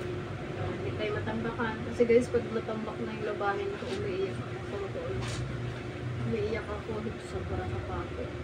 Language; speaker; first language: Filipino; native; Filipino